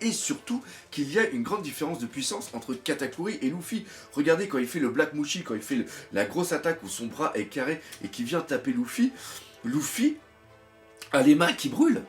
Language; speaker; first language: French; native; French